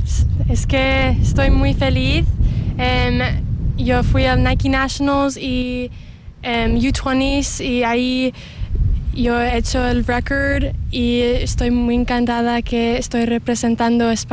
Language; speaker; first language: Spanish; early bilingual, heritage; English